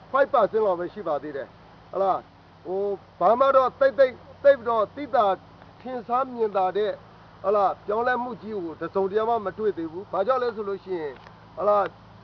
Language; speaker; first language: Burmese; native; Burmese